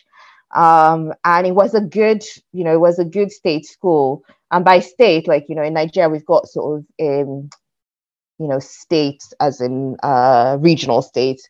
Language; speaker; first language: English; non-native, local second language; Yoruba